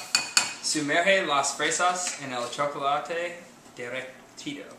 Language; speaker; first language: Spanish; non-native, learner; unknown